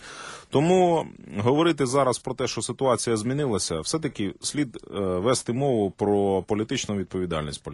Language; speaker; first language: Ukrainian; native; Ukrainian